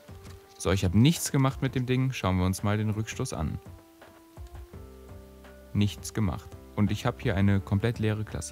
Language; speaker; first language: German; native; German